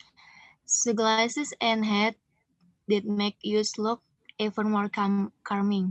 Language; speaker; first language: English; non-native, learner; Indonesian